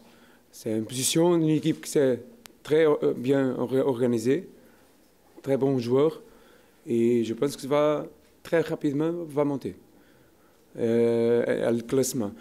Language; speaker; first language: French; non-native, learner; Portuguese